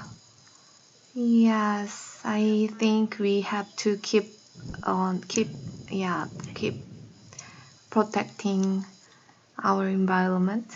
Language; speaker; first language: English; non-native, learner; Korean